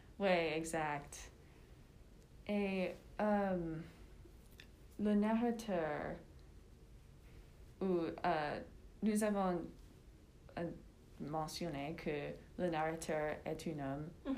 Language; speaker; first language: French; non-native, learner; English